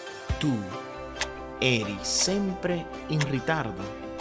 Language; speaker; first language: Italian; non-native, fluent; Spanish